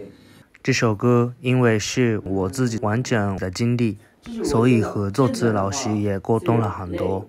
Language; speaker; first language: Chinese; non-native, fluent; Japanese